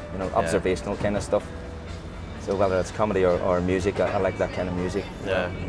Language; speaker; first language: English; native; English